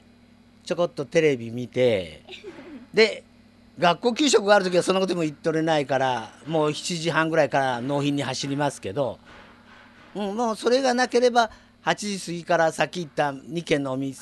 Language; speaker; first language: Japanese; native; Japanese